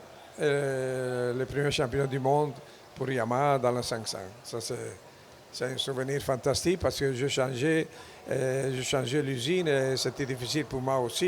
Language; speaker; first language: French; non-native, fluent; Italian